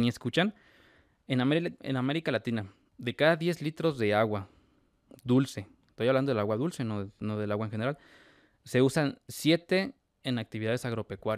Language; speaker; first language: Spanish; native; Spanish